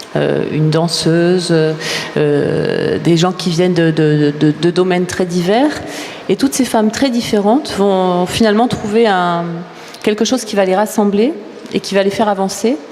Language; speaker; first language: French; native; French